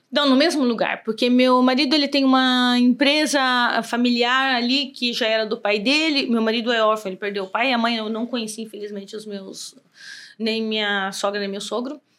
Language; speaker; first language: Portuguese; native; Portuguese